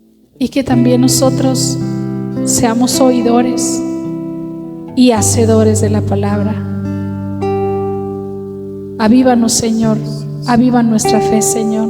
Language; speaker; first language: Spanish; native; Spanish